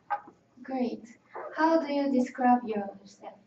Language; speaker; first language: English; non-native, learner; Korean